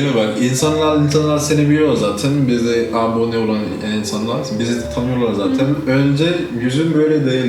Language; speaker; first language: Turkish; non-native, learner; Haitian Creole